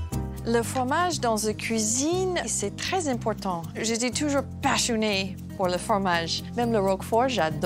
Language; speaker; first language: French; non-native, fluent; English